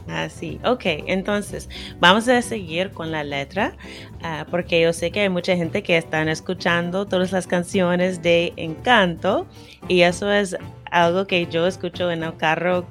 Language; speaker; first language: Spanish; non-native, fluent; English